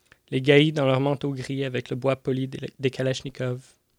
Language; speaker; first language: French; native; French